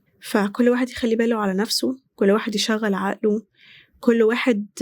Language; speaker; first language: Arabic; native; Arabic